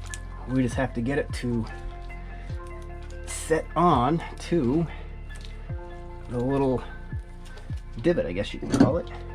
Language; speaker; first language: English; native; English